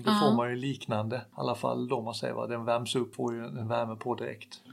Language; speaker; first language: Swedish; native; Swedish